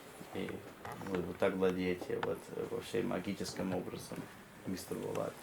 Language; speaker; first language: Russian; non-native, fluent; English